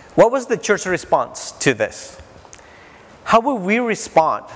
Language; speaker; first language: English; non-native, fluent; Spanish